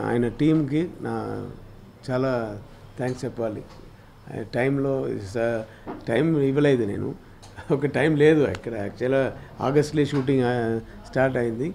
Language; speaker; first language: Telugu; non-native, learner; Tamil